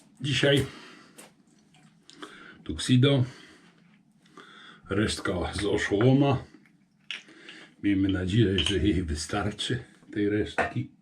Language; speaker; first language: Polish; native; Polish